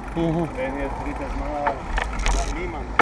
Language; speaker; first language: German; non-native, learner; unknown